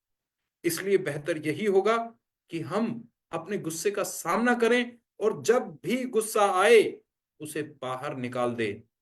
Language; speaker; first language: Hindi; native; Hindi